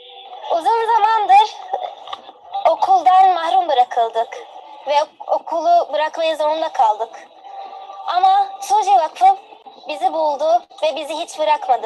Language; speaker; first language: Turkish; early bilingual, other home language; Arabic